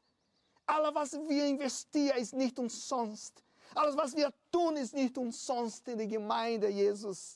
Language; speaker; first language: German; non-native, fluent; Portuguese